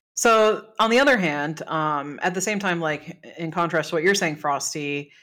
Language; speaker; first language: English; native; English